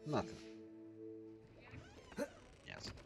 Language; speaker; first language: English; non-native, learner; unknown